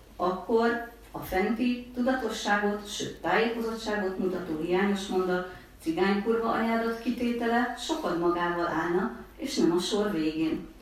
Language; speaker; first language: Hungarian; native; Hungarian